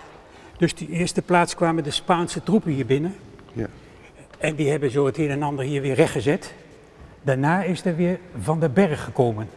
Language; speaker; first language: Dutch; native; Dutch